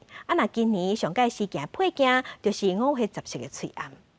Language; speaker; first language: Chinese; native; Chinese